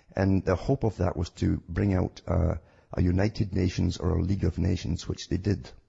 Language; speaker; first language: English; native; English